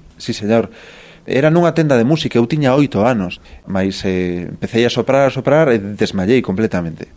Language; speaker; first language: Galician; native; Galician